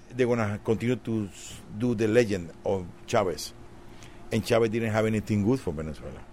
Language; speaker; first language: English; non-native, fluent; Spanish